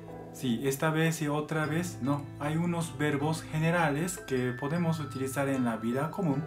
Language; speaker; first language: Spanish; non-native, fluent; Japanese